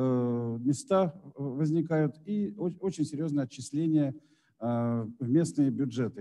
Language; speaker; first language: Russian; native; Russian